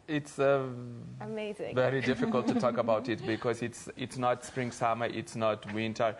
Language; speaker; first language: English; non-native, fluent; Portuguese